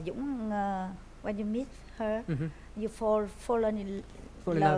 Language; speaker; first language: Vietnamese; native; Vietnamese